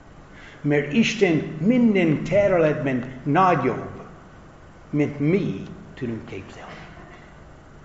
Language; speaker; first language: Hungarian; non-native, fluent; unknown